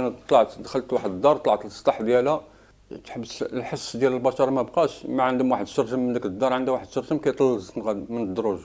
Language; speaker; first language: Arabic; native; Arabic